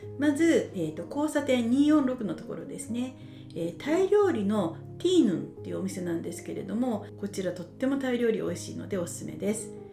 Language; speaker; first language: Japanese; native; Japanese